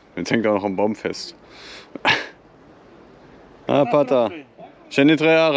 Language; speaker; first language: German; native; German